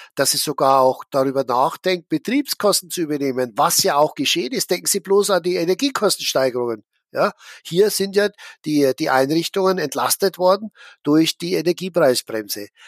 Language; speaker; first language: German; native; German